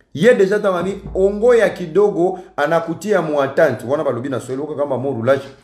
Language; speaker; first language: French; non-native, local second language; Lingala